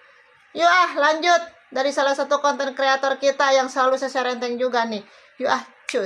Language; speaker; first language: Indonesian; native; Indonesian